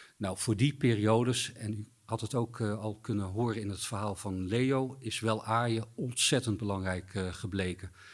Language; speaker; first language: Dutch; native; Dutch